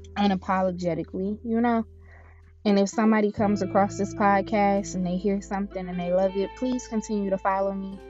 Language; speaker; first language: English; native; English